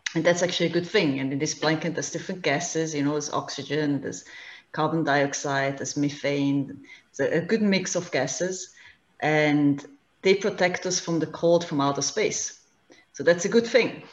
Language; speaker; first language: English; non-native, fluent; German